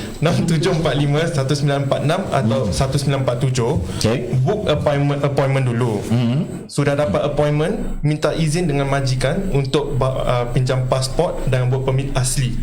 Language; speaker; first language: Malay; non-native, local second language; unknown